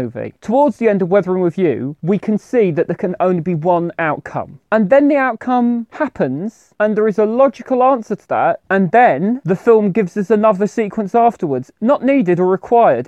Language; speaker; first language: English; native; English